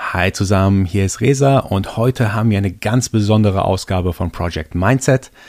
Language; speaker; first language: German; early bilingual, other home language; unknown